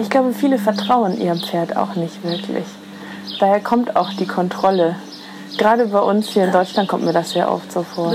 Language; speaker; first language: German; native; German